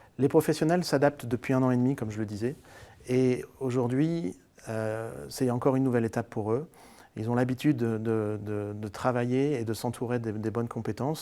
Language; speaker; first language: French; native; French